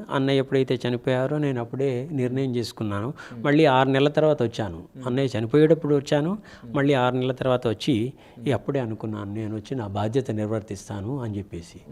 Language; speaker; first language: Telugu; native; Telugu